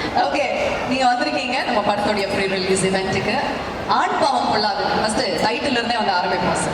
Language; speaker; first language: Tamil; native; Tamil